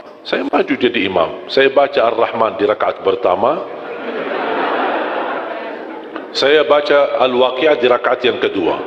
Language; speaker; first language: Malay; non-native, fluent; Arabic